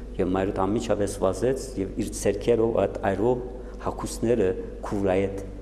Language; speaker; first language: Armenian; native; Armenian